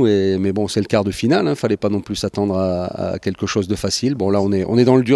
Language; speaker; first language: French; native; French